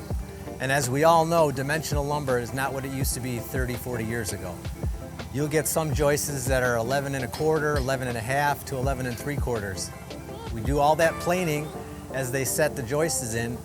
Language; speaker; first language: English; native; English